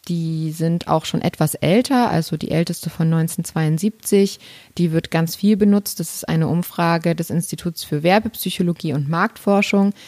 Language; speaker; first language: German; native; German